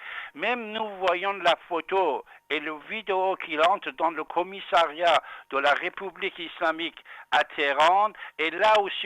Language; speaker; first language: French; non-native, fluent; Persian